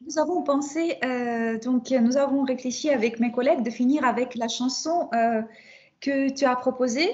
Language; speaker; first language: French; non-native, fluent; Russian